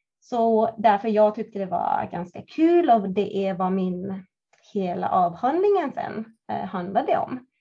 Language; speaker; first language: Swedish; non-native, fluent; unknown